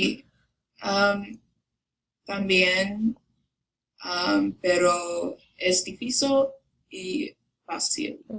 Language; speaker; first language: Spanish; non-native, learner; English